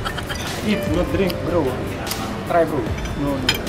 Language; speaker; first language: English; non-native, learner; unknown